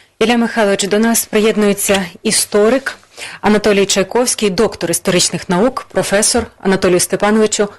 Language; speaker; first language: Ukrainian; native; Ukrainian